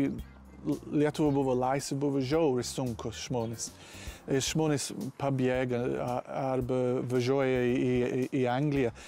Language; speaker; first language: Lithuanian; non-native, learner; English